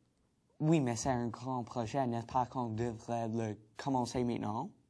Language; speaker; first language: French; non-native, learner; English